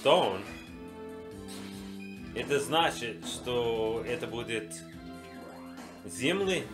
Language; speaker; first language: Russian; non-native, learner; English